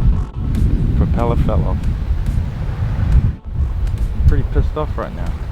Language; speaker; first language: English; native; English